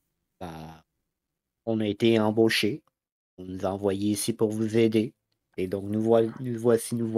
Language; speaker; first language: French; native; French